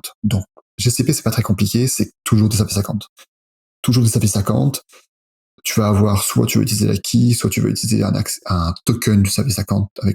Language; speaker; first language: French; native; French